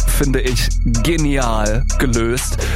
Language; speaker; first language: German; native; German